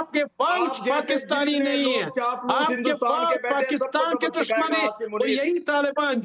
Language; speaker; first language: Hindi; non-native, fluent; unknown